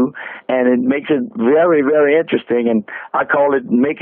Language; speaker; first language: English; native; English